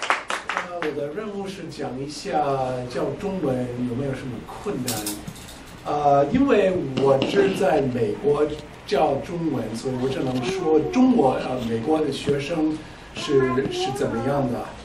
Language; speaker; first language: Chinese; non-native, fluent; English